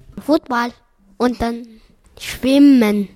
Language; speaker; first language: German; non-native, learner; Tigrinya